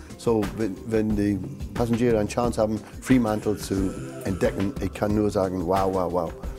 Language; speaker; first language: German; non-native, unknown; English